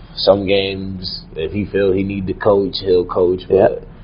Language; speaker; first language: English; native; English